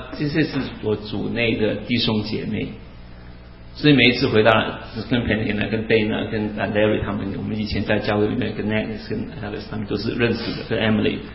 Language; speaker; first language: Chinese; non-native, local second language; Cantonese